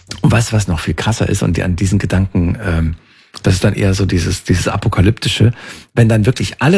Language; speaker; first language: German; native; German